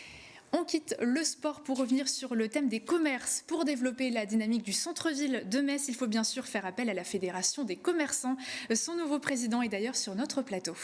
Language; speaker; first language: French; native; French